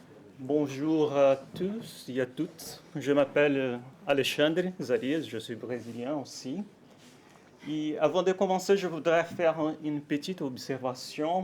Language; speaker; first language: French; non-native, fluent; Portuguese